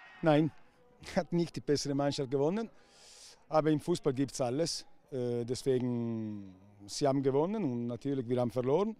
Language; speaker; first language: German; non-native, local second language; Italian